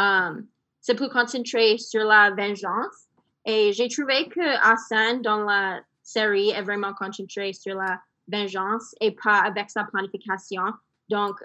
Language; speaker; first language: French; non-native, fluent; English